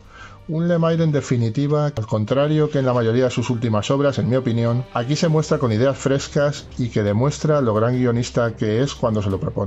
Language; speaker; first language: Spanish; native; Spanish